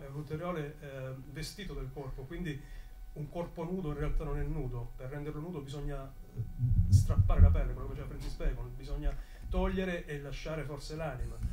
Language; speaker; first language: Italian; native; Italian